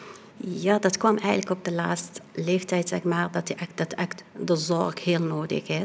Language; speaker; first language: Dutch; non-native, fluent; Arabic